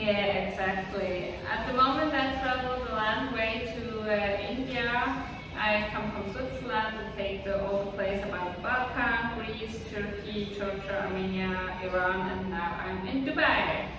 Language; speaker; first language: English; non-native, fluent; Swiss German